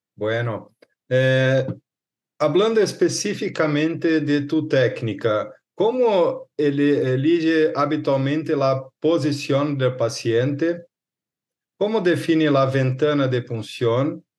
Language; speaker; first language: Spanish; non-native, learner; Portuguese